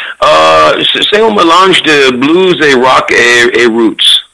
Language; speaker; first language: French; non-native, learner; English